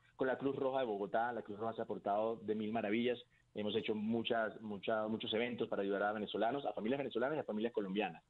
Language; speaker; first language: Spanish; native; Spanish